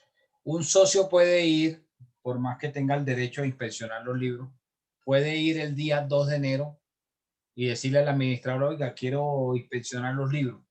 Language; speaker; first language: Spanish; native; Spanish